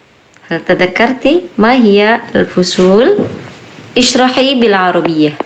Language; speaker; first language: Arabic; non-native, fluent; Indonesian